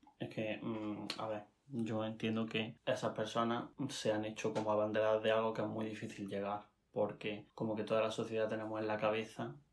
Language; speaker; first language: Spanish; native; Spanish